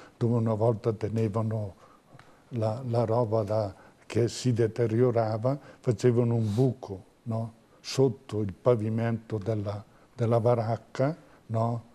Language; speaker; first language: Italian; native; Italian